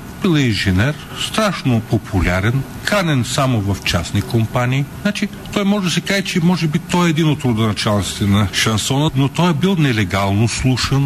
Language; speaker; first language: Bulgarian; native; Bulgarian